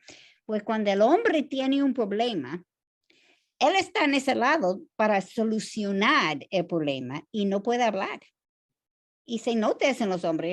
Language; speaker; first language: Spanish; non-native, fluent; English